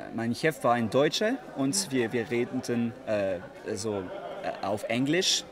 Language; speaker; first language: German; non-native, learner; French